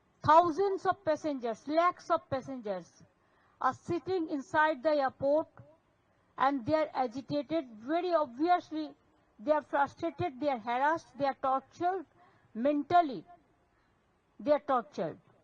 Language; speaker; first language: English; non-native, local second language; Bangla